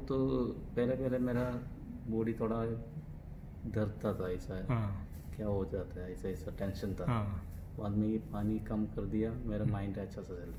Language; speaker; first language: Hindi; non-native, local second language; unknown